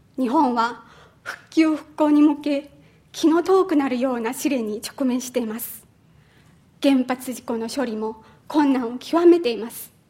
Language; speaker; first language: Japanese; non-native, fluent; Chinese